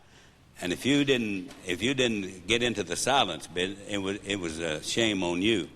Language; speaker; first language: English; native; English